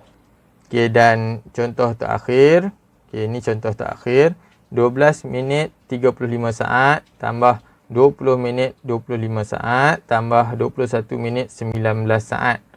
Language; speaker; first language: Malay; native; Malay